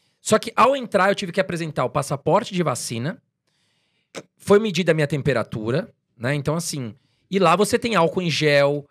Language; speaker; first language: Portuguese; native; Portuguese